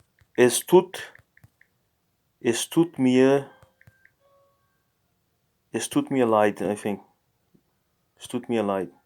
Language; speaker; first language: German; non-native, learner; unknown